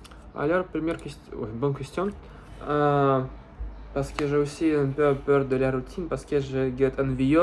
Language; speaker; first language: French; non-native, learner; Russian